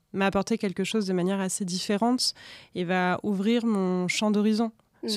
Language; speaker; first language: French; native; French